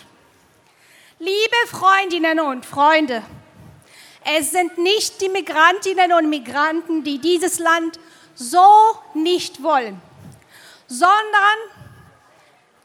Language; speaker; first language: German; non-native, fluent; Arabic